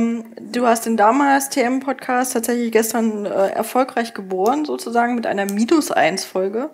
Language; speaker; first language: German; native; German